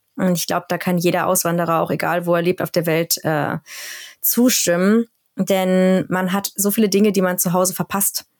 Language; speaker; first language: German; native; German